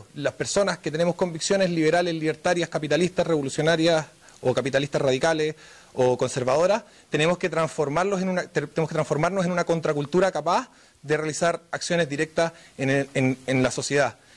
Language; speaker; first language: Spanish; native; Spanish